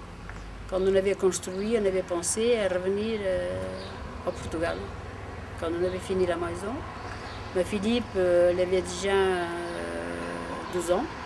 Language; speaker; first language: French; non-native, learner; Portuguese